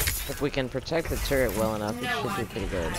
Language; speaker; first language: English; native; English